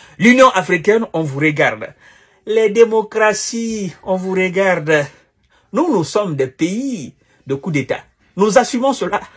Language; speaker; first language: French; non-native, local second language; Wolof